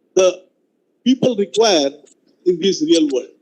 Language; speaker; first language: English; non-native, local second language; Marathi